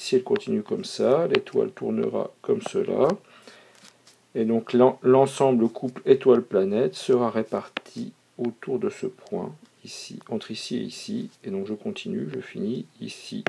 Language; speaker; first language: French; native; French